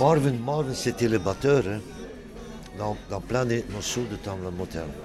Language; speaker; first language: French; non-native, local second language; Dutch